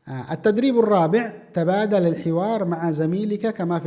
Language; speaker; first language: Arabic; non-native, fluent; Indonesian